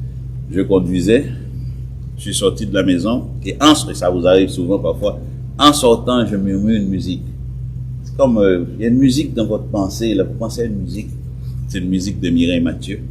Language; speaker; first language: French; native; French